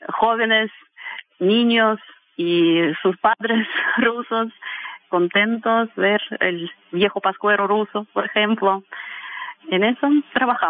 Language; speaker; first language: Spanish; non-native, fluent; Russian